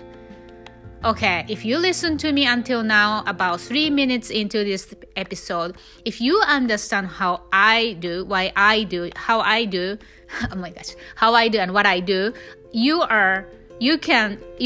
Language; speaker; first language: English; non-native, fluent; Japanese